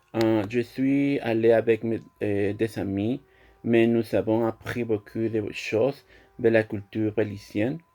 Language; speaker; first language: French; non-native, learner; Spanish